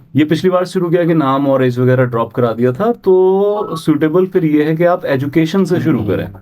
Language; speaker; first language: Hindi; native; Hindi